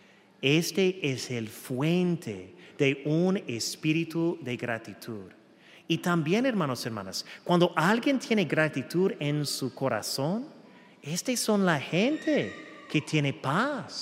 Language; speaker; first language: Spanish; non-native, fluent; English